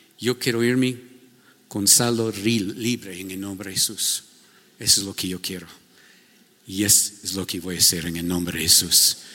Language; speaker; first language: Spanish; non-native, fluent; English